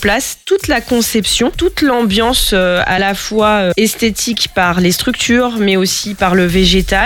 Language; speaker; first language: French; native; French